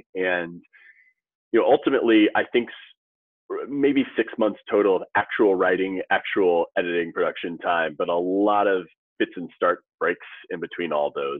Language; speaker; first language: English; native; English